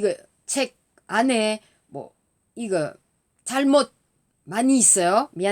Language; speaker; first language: Korean; non-native, learner; French